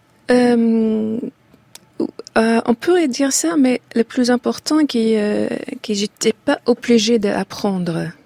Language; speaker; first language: French; non-native, fluent; Arabic